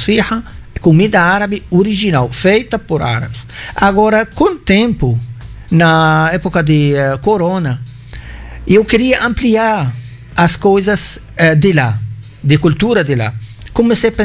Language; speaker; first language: Portuguese; non-native, fluent; Arabic